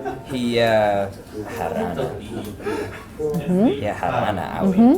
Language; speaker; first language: Arabic; non-native, learner; English